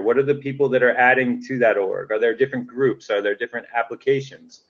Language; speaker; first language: English; native; English